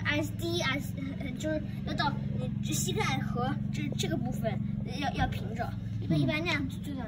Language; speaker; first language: Chinese; early bilingual, heritage; Chinese